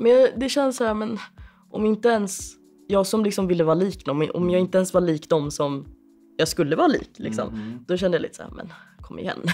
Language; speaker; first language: Swedish; native; Swedish